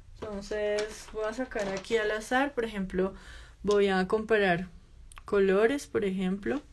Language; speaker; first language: Spanish; native; Spanish